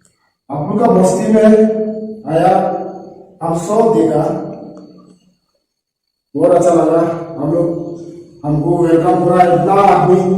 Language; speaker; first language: Hindi; non-native, local second language; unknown